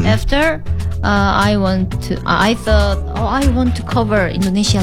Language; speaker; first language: English; non-native, learner; Korean